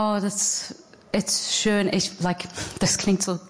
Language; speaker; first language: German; non-native, fluent; English